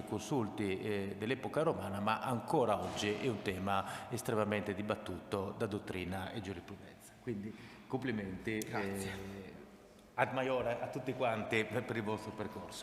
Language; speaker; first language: Italian; native; Italian